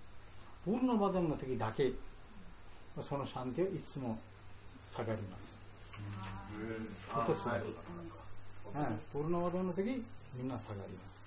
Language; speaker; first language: Japanese; non-native, learner; Bangla